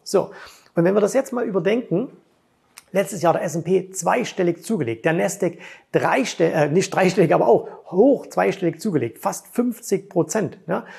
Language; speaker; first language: German; native; German